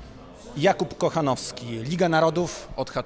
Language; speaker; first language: Polish; native; Polish